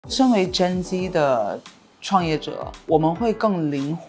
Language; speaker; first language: Chinese; native; Chinese